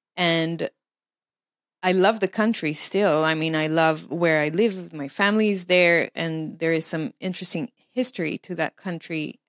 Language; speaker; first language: English; non-native, fluent; Hebrew